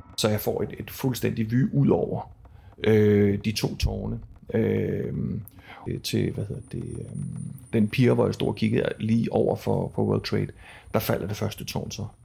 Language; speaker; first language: Danish; native; Danish